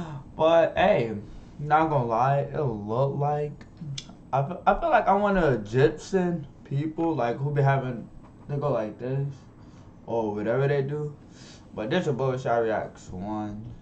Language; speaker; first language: English; native; English